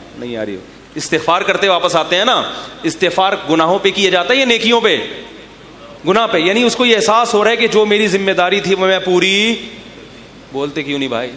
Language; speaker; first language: Urdu; native; Urdu